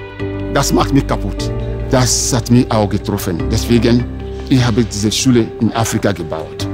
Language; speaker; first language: German; non-native, learner; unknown